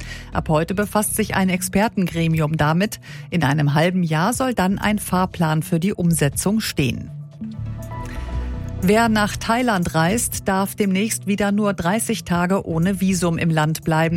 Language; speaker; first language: German; native; German